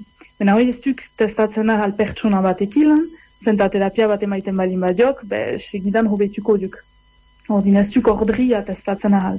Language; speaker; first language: Basque; native; Basque